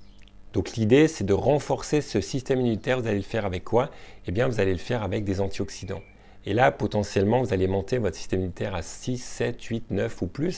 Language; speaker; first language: French; native; French